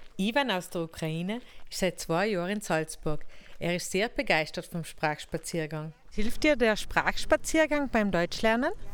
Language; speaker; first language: German; native; German